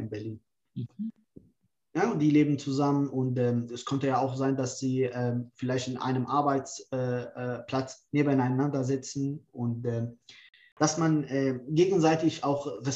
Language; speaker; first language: German; non-native, fluent; Kurdish